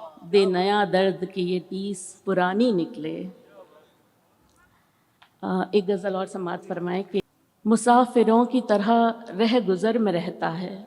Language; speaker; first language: Hindi; native; Hindi